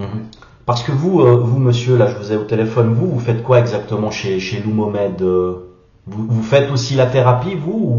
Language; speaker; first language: French; native; French